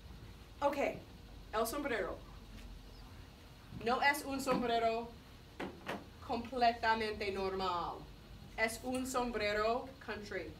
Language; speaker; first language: Spanish; non-native, fluent; English